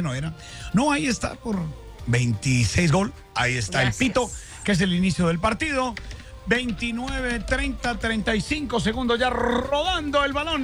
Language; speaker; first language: Spanish; native; Spanish